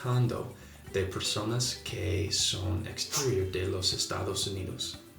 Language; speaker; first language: Spanish; non-native, learner; English